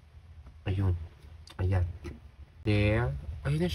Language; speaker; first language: Filipino; native; Filipino